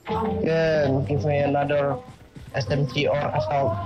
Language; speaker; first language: English; non-native, learner; Indonesian